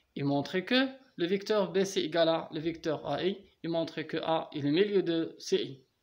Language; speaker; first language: French; non-native, local second language; Arabic